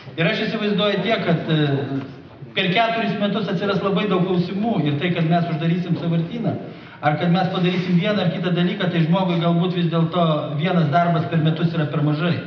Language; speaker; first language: Lithuanian; native; Lithuanian